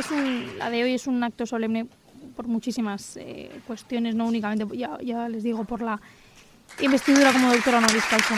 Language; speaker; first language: Spanish; native; Spanish